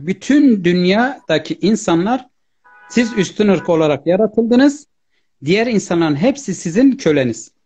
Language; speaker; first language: Turkish; native; Turkish